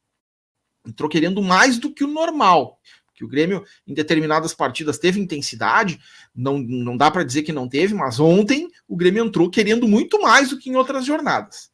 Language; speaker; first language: Portuguese; native; Portuguese